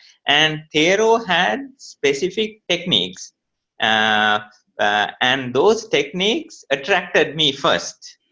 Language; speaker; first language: English; non-native, local second language; Sinhala